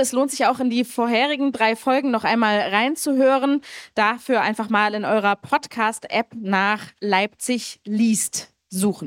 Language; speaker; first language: German; native; German